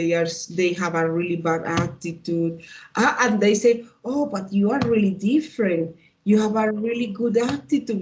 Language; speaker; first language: English; non-native, learner; Spanish